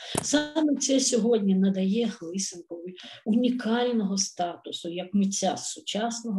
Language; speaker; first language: Ukrainian; native; Ukrainian